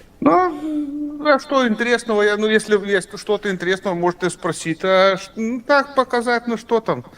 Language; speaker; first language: Russian; non-native, fluent; Lithuanian